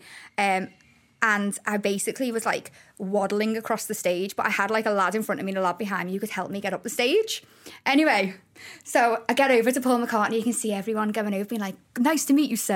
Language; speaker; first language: English; native; English